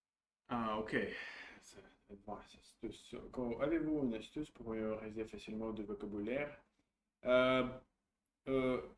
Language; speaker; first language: French; non-native, learner; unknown